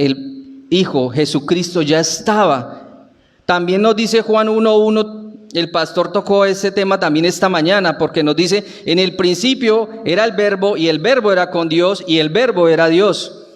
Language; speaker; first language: Spanish; native; Spanish